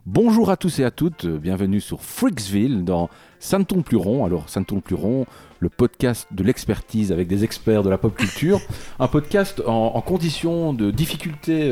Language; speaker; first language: French; native; French